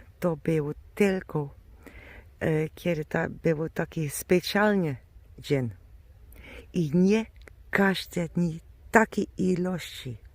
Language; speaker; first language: Polish; non-native, learner; German